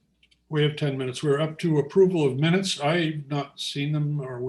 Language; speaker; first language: English; native; English